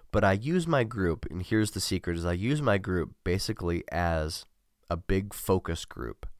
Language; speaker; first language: English; native; English